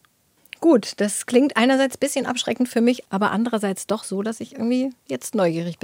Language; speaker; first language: German; native; German